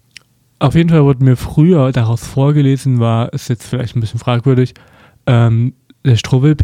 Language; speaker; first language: German; native; German